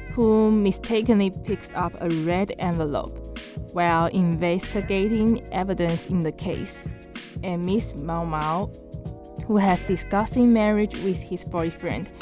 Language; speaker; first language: English; non-native, learner; Chinese